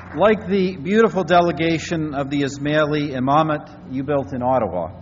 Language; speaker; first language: English; native; English